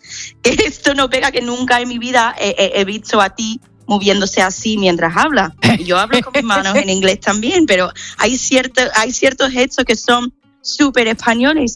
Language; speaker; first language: Spanish; non-native, fluent; English